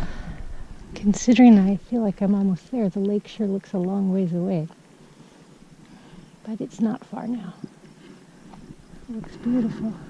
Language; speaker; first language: English; native; English